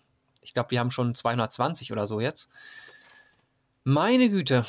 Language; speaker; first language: German; native; German